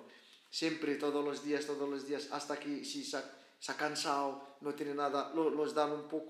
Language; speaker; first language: Spanish; non-native, learner; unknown